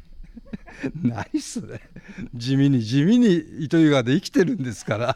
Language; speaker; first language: Japanese; native; Japanese